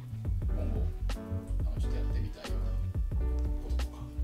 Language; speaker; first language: Japanese; native; Japanese